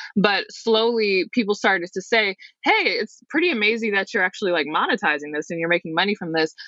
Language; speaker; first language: English; native; English